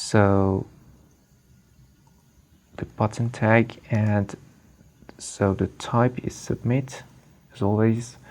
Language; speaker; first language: English; non-native, fluent; Persian